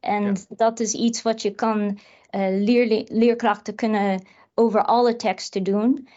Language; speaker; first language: Dutch; non-native, fluent; English